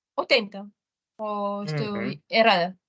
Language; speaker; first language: Portuguese; non-native, learner; Spanish